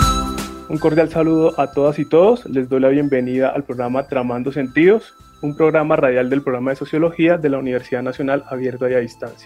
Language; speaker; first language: Spanish; native; Spanish